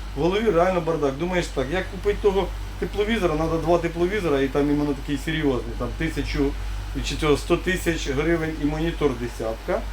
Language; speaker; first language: Ukrainian; native; Ukrainian